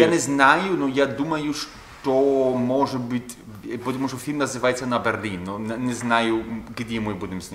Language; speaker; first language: Russian; non-native, learner; German